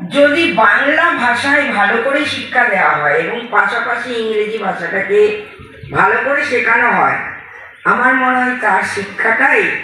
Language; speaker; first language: Bangla; native; Bangla